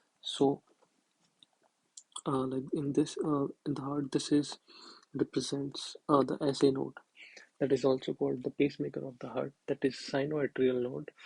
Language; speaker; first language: English; non-native, local second language; Hindi